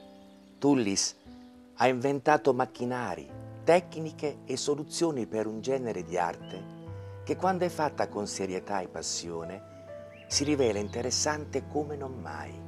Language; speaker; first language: Italian; native; Italian